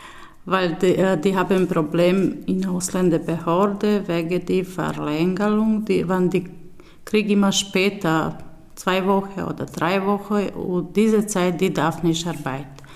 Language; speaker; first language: German; non-native, learner; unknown